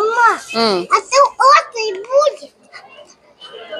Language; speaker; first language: Russian; early bilingual, heritage; Russian